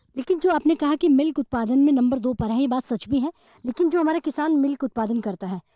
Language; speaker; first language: Hindi; native; Hindi